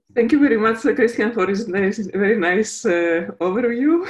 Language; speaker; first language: English; non-native, fluent; Greek